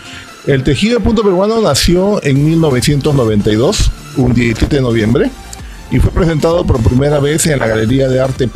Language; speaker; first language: Spanish; native; Spanish